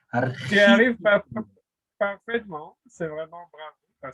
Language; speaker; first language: French; non-native, fluent; Russian